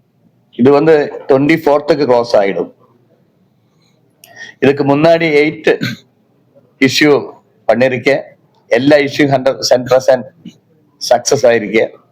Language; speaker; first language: Tamil; non-native, local second language; Malayalam